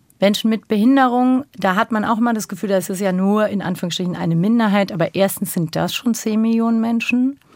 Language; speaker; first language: German; early bilingual, other home language; Turkish